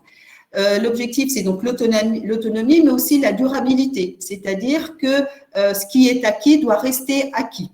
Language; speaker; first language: French; native; French